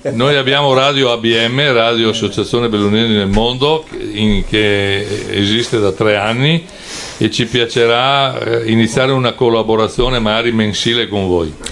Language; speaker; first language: Italian; native; Italian